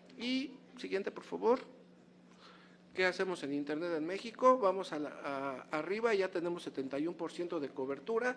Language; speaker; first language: Spanish; native; Spanish